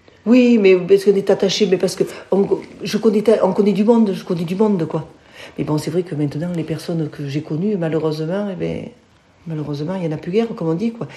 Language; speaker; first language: French; native; French